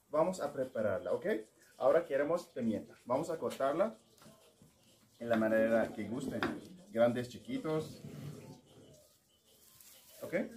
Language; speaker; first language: Spanish; non-native, learner; Arabic